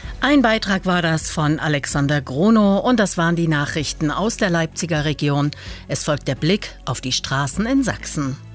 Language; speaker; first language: German; native; German